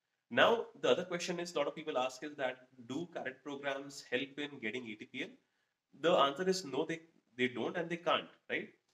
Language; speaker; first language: English; non-native, local second language; Hindi